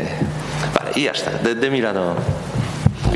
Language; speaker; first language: Spanish; non-native, learner; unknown